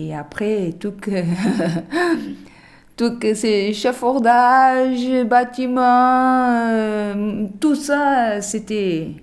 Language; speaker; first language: French; non-native, learner; Portuguese